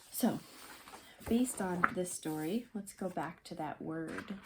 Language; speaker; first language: English; native; English